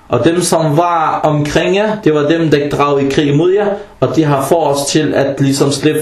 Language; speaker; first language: Danish; early bilingual, other home language; Arabic